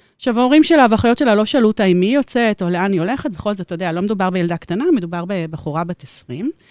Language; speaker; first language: Hebrew; native; Hebrew